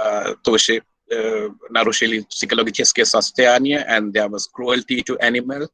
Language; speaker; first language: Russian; non-native, learner; Sinhala